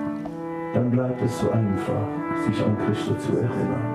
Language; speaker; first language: German; non-native, fluent; Dutch